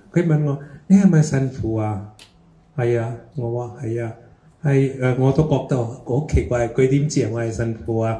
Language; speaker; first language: Cantonese; early bilingual, heritage; Cantonese